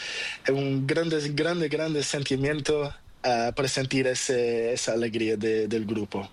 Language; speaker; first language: Spanish; non-native, learner; Portuguese